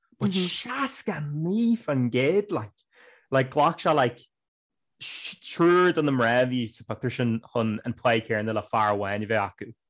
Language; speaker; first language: Irish; native; Irish